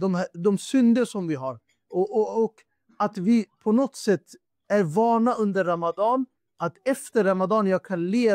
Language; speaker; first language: Swedish; non-native, fluent; Urdu